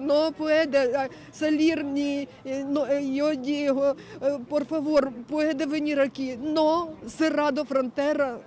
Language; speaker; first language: Spanish; non-native, learner; Ukrainian